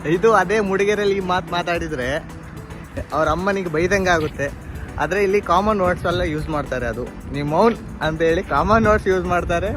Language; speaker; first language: Kannada; native; Kannada